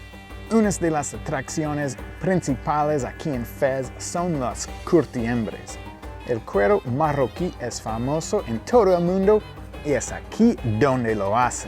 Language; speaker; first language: Spanish; non-native, fluent; English